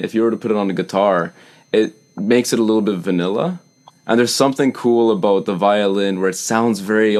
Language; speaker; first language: English; native; English